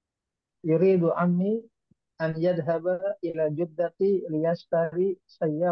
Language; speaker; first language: Arabic; non-native, learner; Indonesian